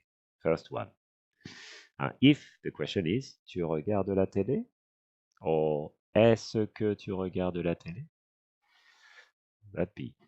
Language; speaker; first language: French; non-native, fluent; English